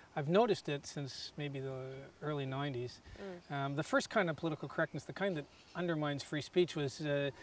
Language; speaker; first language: English; native; English